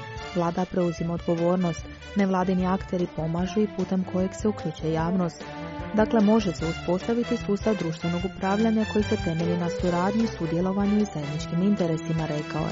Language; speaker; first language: Croatian; native; Croatian